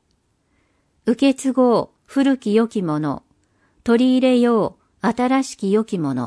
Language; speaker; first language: Japanese; native; Japanese